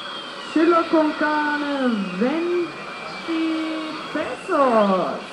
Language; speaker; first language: Spanish; non-native, learner; German